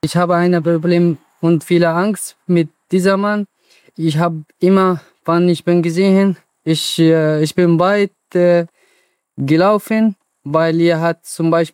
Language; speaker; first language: German; non-native, learner; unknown